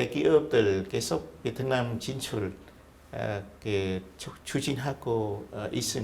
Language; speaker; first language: Korean; non-native, fluent; Vietnamese